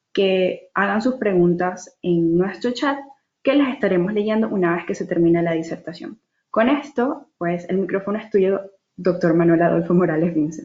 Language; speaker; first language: Spanish; native; Spanish